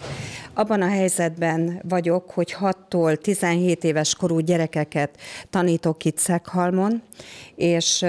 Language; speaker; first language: Hungarian; native; Hungarian